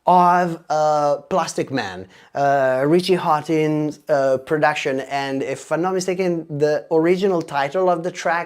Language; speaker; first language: English; non-native, fluent; Italian